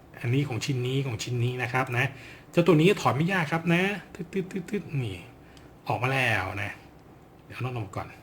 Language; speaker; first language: Thai; native; Thai